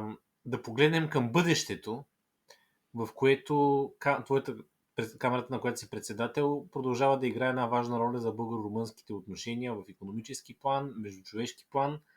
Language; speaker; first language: Bulgarian; native; Bulgarian